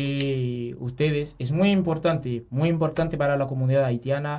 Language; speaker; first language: Spanish; non-native, learner; Haitian Creole